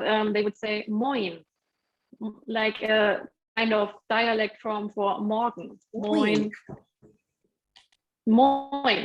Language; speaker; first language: English; non-native, fluent; German